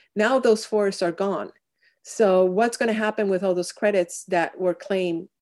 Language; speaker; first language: English; non-native, fluent; Spanish